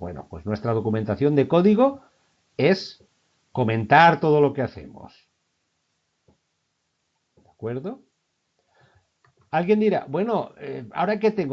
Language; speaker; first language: Spanish; native; Spanish